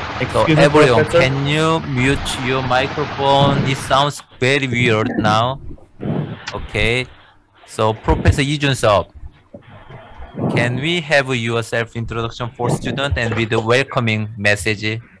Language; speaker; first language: English; non-native, fluent; Korean